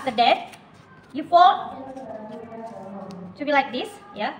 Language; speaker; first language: English; non-native, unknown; Indonesian